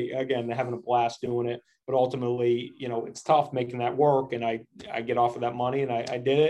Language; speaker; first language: English; native; English